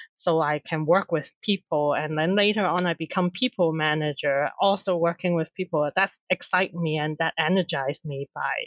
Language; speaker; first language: English; non-native, local second language; Cantonese